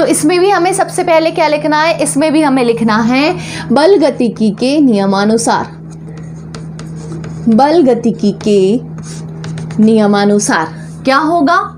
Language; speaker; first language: Hindi; native; Hindi